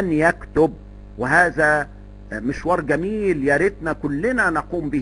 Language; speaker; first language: Arabic; native; Arabic